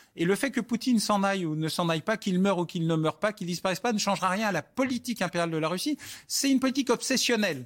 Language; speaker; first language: French; native; French